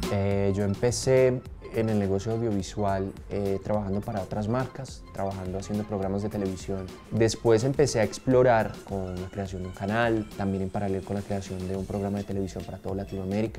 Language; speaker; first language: Spanish; native; Spanish